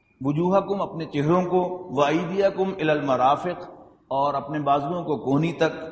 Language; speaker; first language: Urdu; native; Urdu